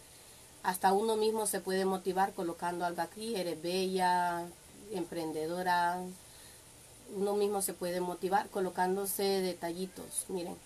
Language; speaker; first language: Spanish; native; Spanish